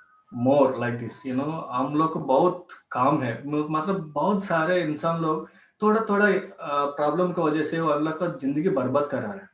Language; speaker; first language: Hindi; non-native, local second language; Telugu